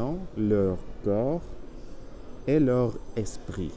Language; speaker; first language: French; non-native, learner; Spanish